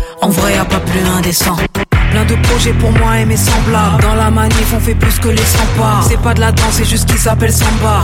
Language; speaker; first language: French; native; French